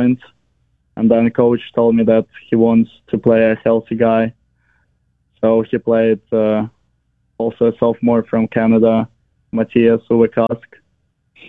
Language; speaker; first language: English; non-native, fluent; Ukrainian